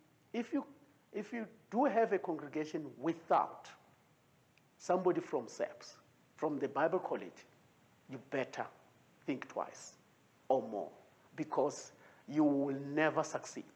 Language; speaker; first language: English; non-native, local second language; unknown